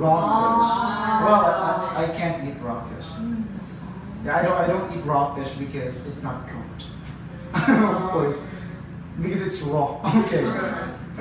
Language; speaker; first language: English; non-native, local second language; Hiligaynon